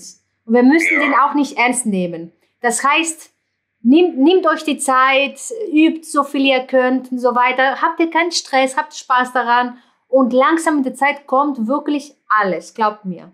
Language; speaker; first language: German; non-native, fluent; Greek